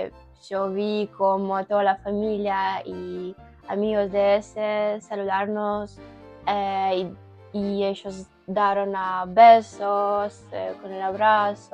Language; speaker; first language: Spanish; non-native, learner; Ukrainian